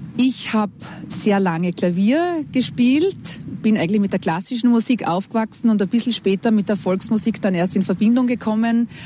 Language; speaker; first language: German; native; German